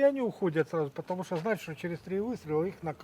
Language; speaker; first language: Russian; native; Russian